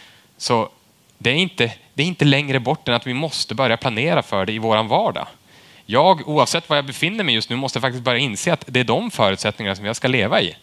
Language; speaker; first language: Swedish; native; Swedish